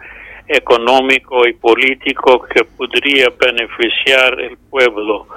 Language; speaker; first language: Spanish; non-native, fluent; English